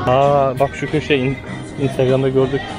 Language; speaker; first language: Turkish; native; Turkish